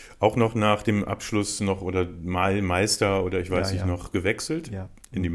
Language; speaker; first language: German; native; German